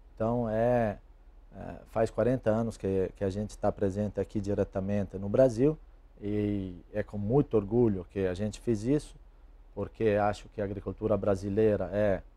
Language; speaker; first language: Portuguese; non-native, fluent; Italian